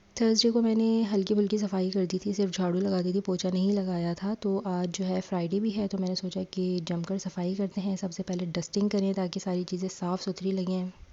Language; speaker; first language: Urdu; native; Urdu